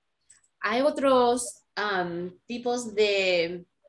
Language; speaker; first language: Spanish; non-native, learner; English